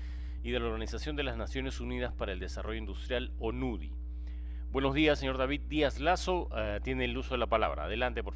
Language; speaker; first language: Spanish; native; Spanish